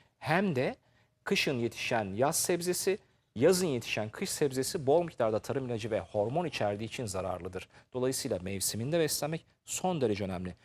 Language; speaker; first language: Turkish; native; Turkish